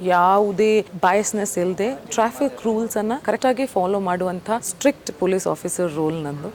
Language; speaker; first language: Kannada; native; Kannada